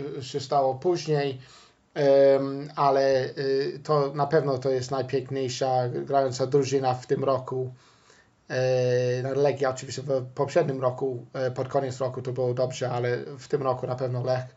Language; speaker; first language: Polish; non-native, fluent; English